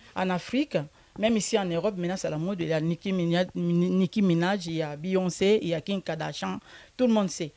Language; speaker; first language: French; non-native, local second language; Lingala